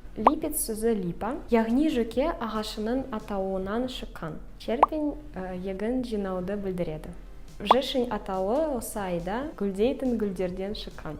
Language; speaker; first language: Kazakh; non-native, local second language; Polish